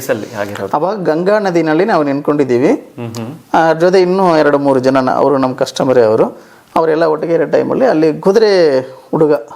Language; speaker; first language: Kannada; non-native, local second language; Tamil